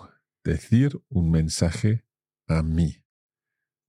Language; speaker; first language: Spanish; non-native, fluent; English